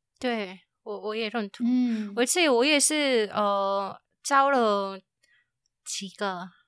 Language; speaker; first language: Chinese; non-native, fluent; Korean